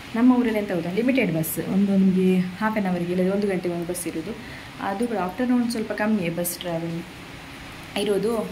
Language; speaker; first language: Kannada; non-native, local second language; Tulu